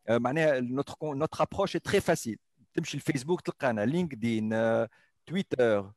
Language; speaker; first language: French; non-native, local second language; Arabic